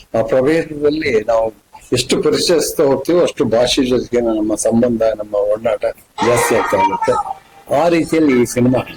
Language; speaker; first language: Kannada; native; Kannada